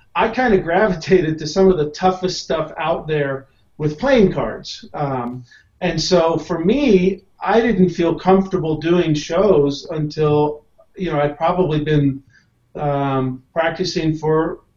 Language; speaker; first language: English; native; English